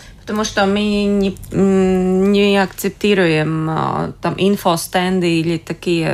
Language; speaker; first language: Russian; non-native, local second language; Latvian